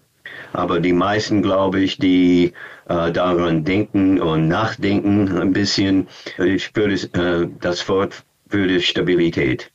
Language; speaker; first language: German; non-native, fluent; English